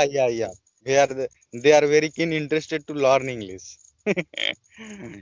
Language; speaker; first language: English; non-native, learner; Odia